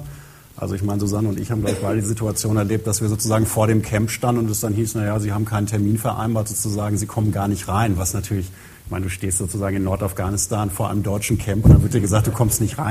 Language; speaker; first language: German; native; German